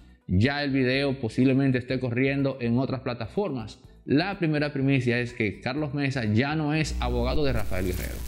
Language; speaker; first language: Spanish; native; Spanish